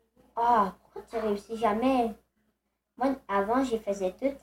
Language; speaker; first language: French; native; French